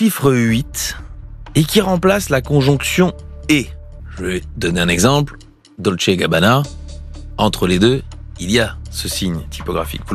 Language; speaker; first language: French; native; French